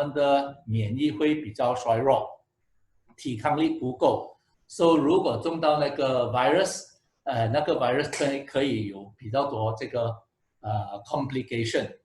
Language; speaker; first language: Chinese; non-native, local second language; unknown